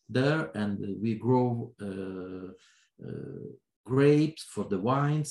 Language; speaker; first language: English; non-native, learner; Italian